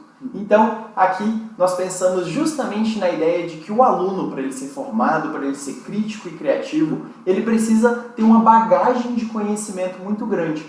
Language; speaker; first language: Portuguese; native; Portuguese